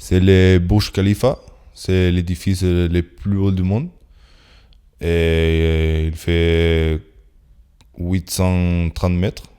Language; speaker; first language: French; non-native, fluent; Spanish